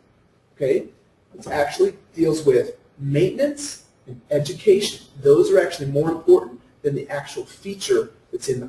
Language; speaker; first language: English; native; English